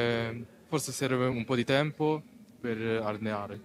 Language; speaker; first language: Italian; non-native, learner; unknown